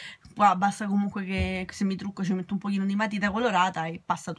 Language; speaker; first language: Italian; native; Italian